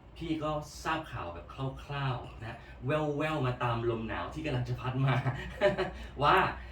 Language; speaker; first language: Thai; native; Thai